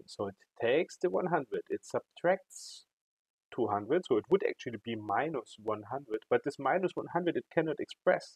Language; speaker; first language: English; non-native, fluent; German